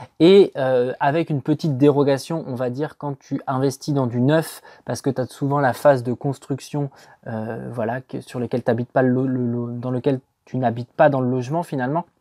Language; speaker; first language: French; native; French